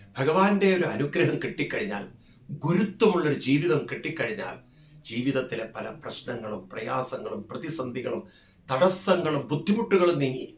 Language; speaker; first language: Malayalam; native; Malayalam